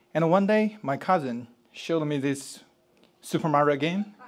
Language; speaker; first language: English; non-native, fluent; Chinese